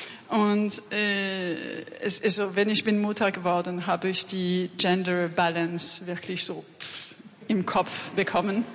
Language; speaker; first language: German; non-native, fluent; French